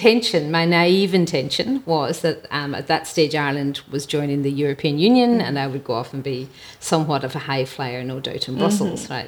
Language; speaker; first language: English; native; English